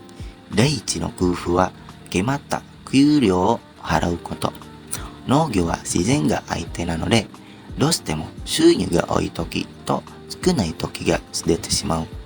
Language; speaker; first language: Japanese; non-native, learner; Indonesian